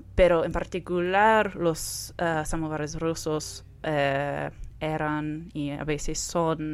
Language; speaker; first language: Spanish; non-native, fluent; English